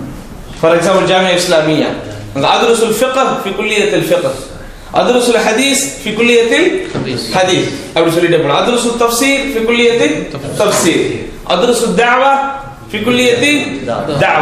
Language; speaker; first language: Arabic; non-native, fluent; Tamil